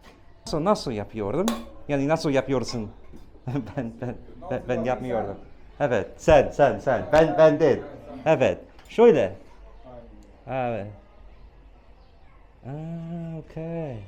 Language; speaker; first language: Turkish; non-native, learner; English